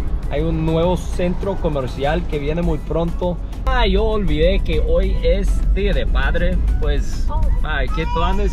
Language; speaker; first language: Spanish; non-native, fluent; English